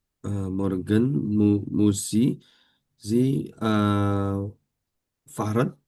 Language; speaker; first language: German; non-native, learner; Indonesian